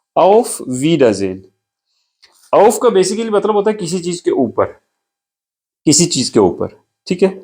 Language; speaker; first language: Urdu; native; Urdu